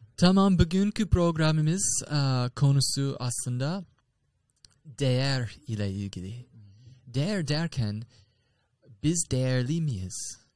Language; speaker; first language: Turkish; non-native, fluent; English